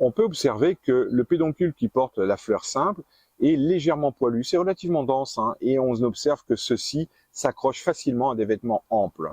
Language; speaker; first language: French; native; French